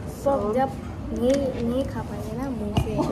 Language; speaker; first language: Hindi; non-native, local second language; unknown